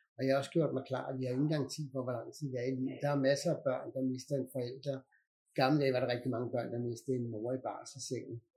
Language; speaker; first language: Danish; native; Danish